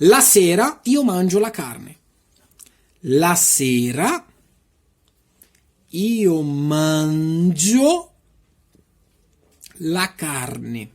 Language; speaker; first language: Italian; non-native, fluent; Portuguese